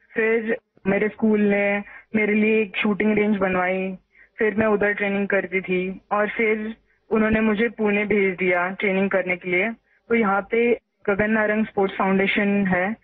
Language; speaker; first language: Hindi; non-native, local second language; Marathi